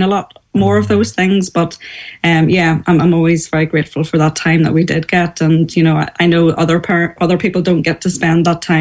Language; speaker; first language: English; native; English